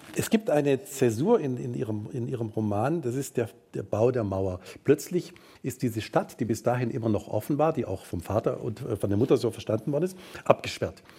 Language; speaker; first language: German; native; German